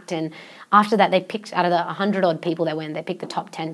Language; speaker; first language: English; non-native, local second language; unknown